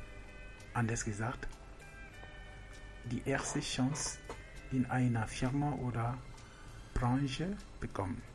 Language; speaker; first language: German; non-native, fluent; French